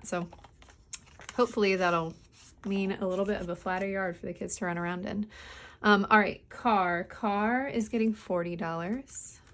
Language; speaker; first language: English; native; English